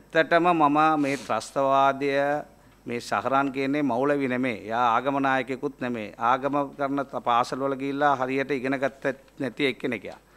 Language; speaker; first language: Sinhala; non-native, local second language; Tamil